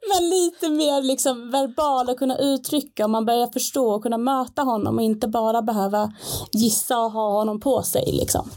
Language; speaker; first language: Swedish; native; Swedish